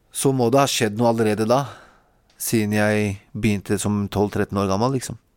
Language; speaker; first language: Norwegian; early bilingual, other home language; Kurdish